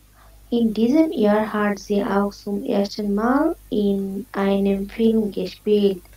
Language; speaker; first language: German; non-native, learner; Bangla